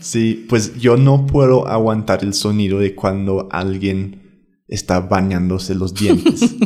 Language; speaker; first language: Spanish; non-native, fluent; English